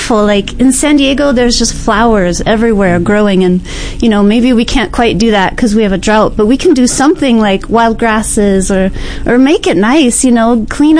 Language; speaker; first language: English; native; English